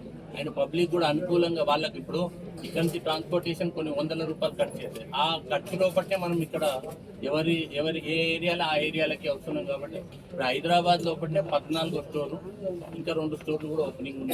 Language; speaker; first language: Telugu; native; Telugu